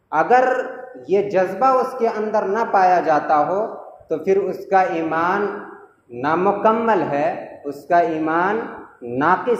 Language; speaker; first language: Urdu; native; Urdu